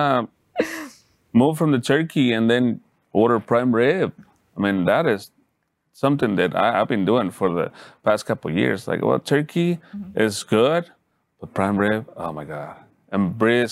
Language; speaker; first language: English; non-native, fluent; Spanish